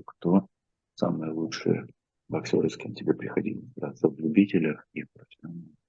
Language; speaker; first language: Russian; native; Russian